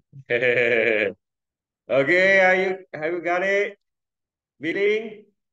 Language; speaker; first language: English; non-native, local second language; Chinese